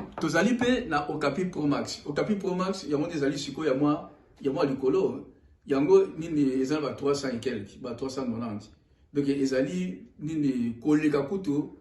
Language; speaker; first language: Lingala; non-native, local second language; Swahili